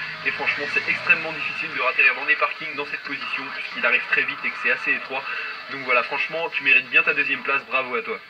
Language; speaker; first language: French; native; French